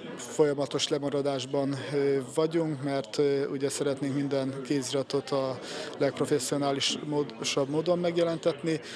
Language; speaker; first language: Hungarian; native; Hungarian